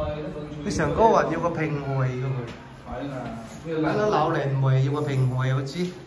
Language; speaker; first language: Chinese; native; Chinese